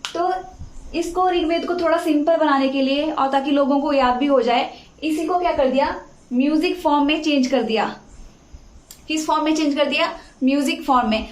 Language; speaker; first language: Hindi; native; Hindi